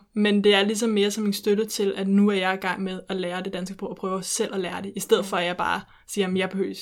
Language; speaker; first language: Danish; early bilingual, heritage; Danish